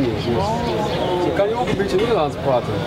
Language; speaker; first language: Dutch; non-native, learner; German